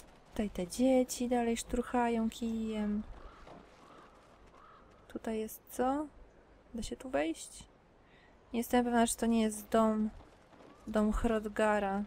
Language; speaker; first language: Polish; native; Polish